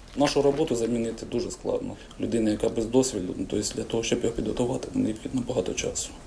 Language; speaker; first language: Ukrainian; native; Ukrainian